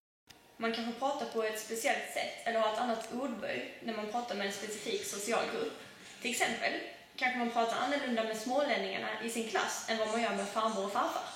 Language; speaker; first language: Swedish; native; Swedish